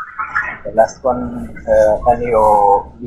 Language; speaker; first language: English; non-native, learner; Vietnamese